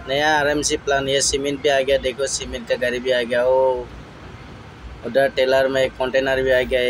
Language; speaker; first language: Hindi; non-native, local second language; Assamese